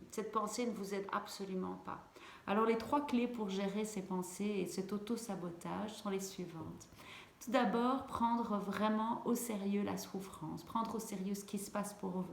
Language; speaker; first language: French; native; French